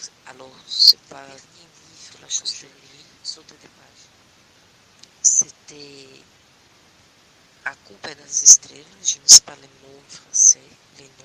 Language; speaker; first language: French; non-native, learner; Portuguese